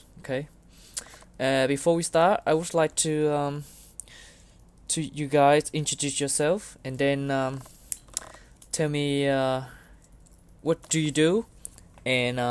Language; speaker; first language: English; non-native, learner; Vietnamese